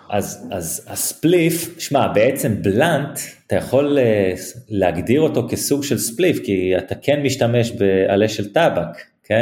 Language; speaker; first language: Hebrew; early bilingual, heritage; Hebrew